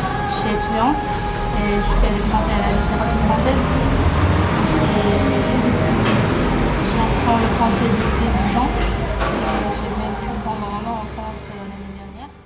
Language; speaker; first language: French; non-native, fluent; Korean